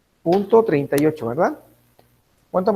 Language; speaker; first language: Spanish; native; Spanish